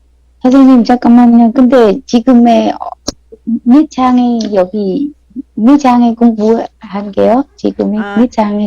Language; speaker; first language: Korean; non-native, learner; Vietnamese